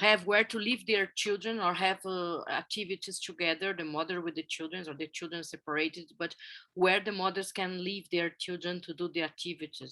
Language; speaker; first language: English; non-native, fluent; Portuguese